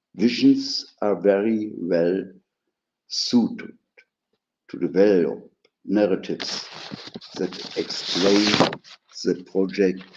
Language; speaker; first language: English; non-native, fluent; German